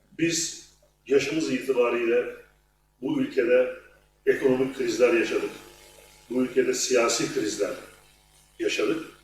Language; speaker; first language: Turkish; native; Turkish